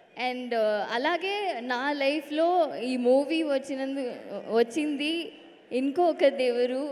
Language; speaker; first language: Telugu; non-native, learner; Tamil